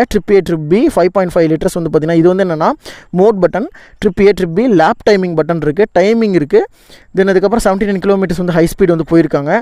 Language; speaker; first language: Tamil; native; Tamil